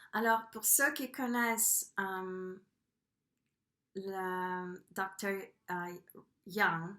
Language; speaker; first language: French; non-native, fluent; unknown